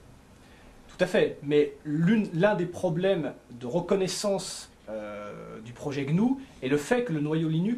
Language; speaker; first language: French; native; French